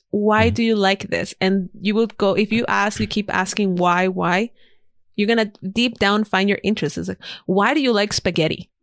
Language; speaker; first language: English; non-native, fluent; Spanish